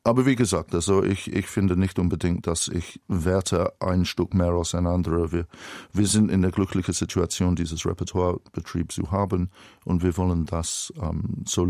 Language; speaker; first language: German; non-native, fluent; English